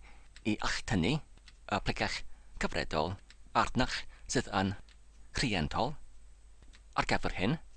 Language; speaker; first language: Welsh; non-native, learner; English